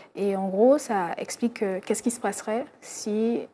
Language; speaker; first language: French; native; French